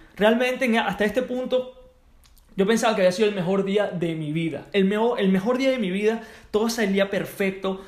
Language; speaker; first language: Spanish; native; Spanish